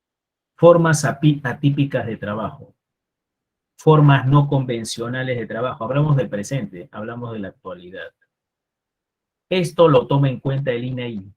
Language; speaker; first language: Spanish; native; Spanish